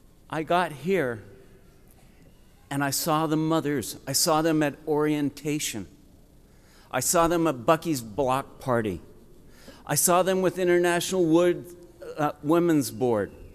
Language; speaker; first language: English; native; English